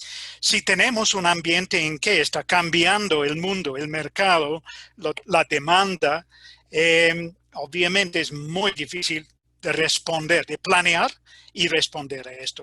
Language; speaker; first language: Spanish; non-native, fluent; English